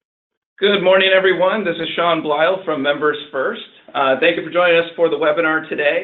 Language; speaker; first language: English; native; English